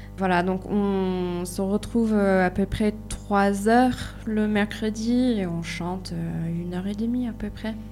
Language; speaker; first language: French; non-native, fluent; English